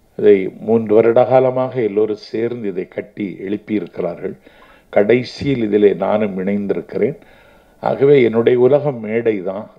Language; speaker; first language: Tamil; native; Tamil